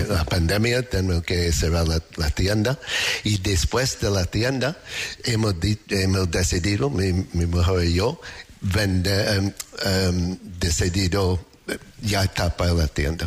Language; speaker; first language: Spanish; non-native, learner; English